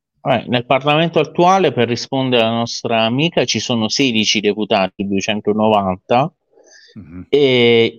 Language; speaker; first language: Italian; non-native, fluent; Persian